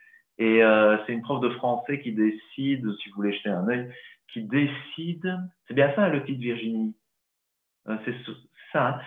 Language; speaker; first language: French; native; French